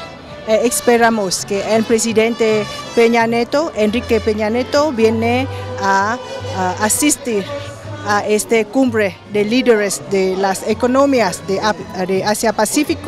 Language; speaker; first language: Spanish; non-native, fluent; Vietnamese